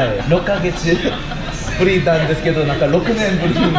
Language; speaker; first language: Japanese; non-native, learner; Korean